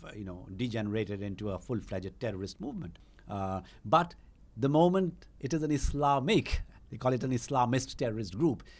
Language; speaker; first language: English; non-native, local second language; Bangla